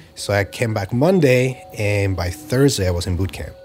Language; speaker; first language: English; early bilingual, other home language; Spanish